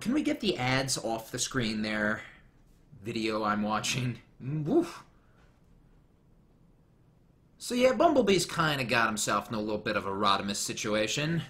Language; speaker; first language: English; native; English